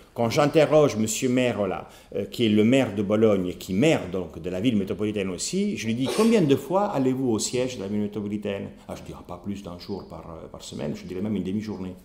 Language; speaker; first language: French; non-native, fluent; Italian